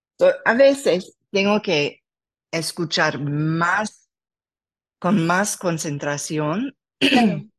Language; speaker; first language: Spanish; non-native, learner; English